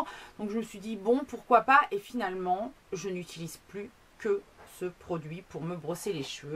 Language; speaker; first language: French; native; French